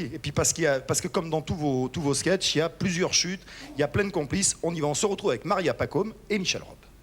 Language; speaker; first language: French; native; French